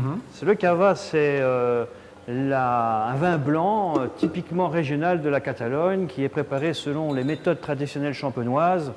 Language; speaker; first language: French; native; French